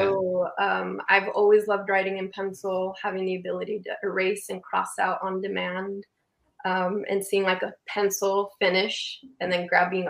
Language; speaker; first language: English; native; English